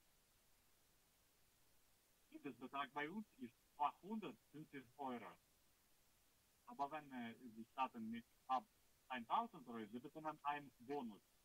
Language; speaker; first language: German; non-native, learner; Russian